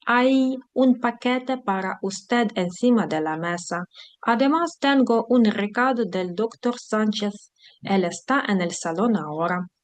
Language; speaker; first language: Spanish; non-native, fluent; Ukrainian